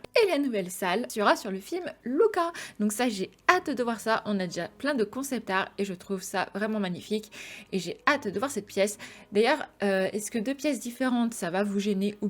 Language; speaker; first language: French; native; French